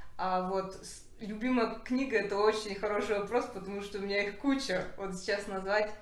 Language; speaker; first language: Russian; early bilingual, heritage; Russian